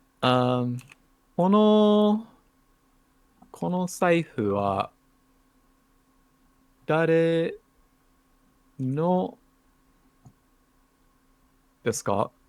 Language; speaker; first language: Japanese; non-native, learner; English